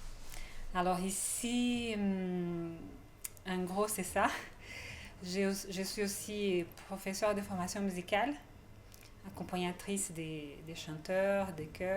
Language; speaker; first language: French; non-native, fluent; Portuguese